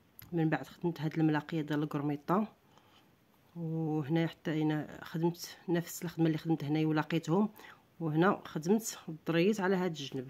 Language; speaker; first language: Arabic; native; Arabic